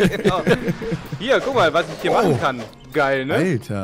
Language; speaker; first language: German; native; German